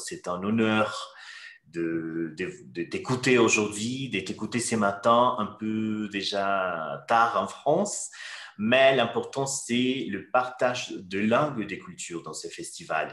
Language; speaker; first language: French; non-native, fluent; Spanish